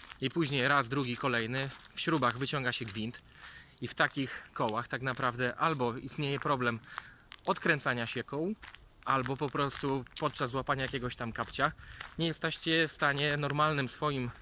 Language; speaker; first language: Polish; native; Polish